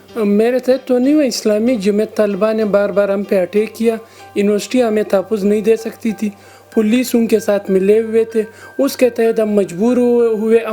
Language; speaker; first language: Urdu; non-native, local second language; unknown